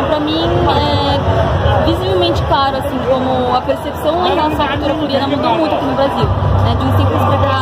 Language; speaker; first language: Portuguese; early bilingual, other home language; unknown